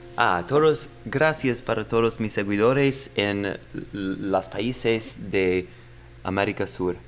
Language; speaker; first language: Spanish; non-native, learner; English